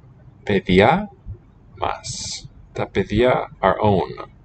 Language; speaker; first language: Greek; non-native, learner; English